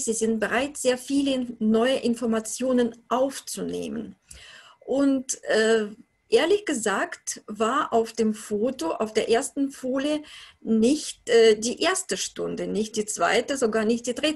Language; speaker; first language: German; non-native, fluent; Russian